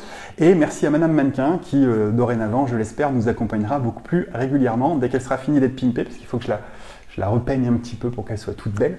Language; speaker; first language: French; native; French